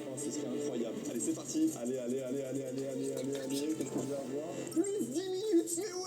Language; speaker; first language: French; native; French